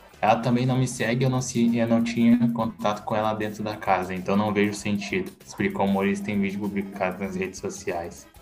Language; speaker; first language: Portuguese; native; Portuguese